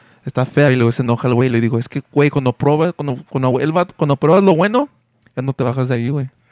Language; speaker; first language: Spanish; early bilingual, heritage; Spanish